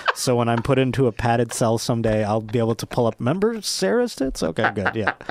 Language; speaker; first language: English; native; English